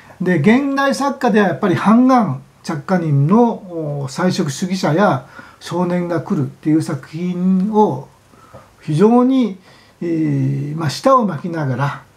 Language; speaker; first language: Japanese; native; Japanese